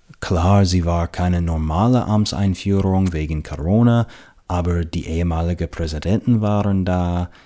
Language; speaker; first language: German; non-native, fluent; English